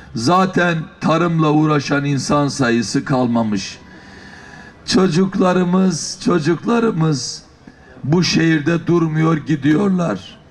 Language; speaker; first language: Turkish; native; Turkish